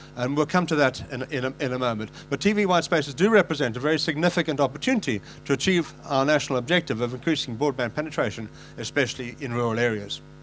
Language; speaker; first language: English; native; English